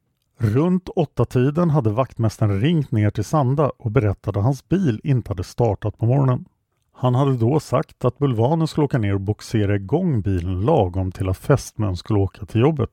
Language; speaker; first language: Swedish; native; Swedish